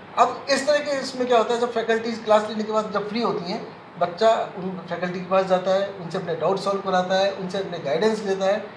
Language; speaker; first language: Hindi; native; Hindi